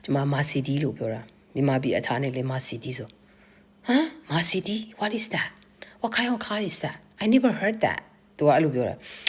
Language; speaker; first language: Burmese; non-native, local second language; Kachin